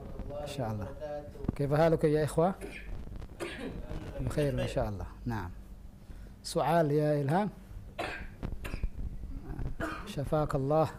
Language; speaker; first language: Arabic; non-native, fluent; Indonesian